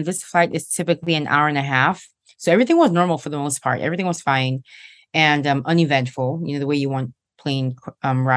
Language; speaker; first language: English; non-native, local second language; Igbo